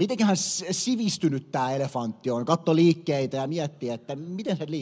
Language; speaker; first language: Finnish; native; Finnish